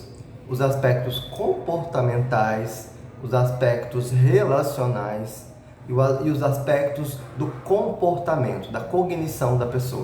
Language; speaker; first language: Portuguese; native; Portuguese